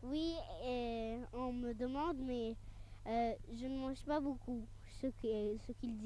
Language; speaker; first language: French; non-native, fluent; Arabic